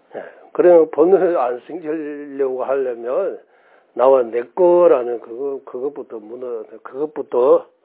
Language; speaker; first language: Korean; non-native, fluent; Tibetan